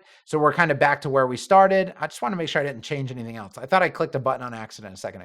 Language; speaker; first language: English; native; English